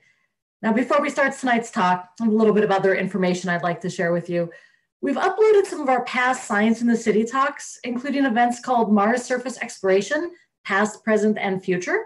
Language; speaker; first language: English; native; English